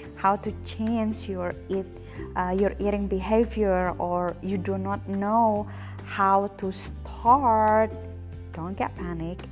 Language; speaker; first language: English; non-native, fluent; Indonesian